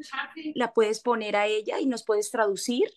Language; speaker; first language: Spanish; native; Spanish